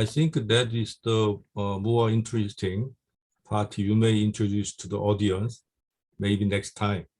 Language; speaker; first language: English; non-native, fluent; Korean